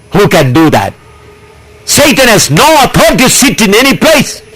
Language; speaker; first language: English; non-native, local second language; Malayalam